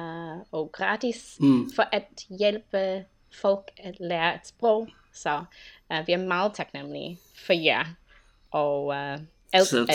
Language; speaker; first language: Danish; non-native, fluent; English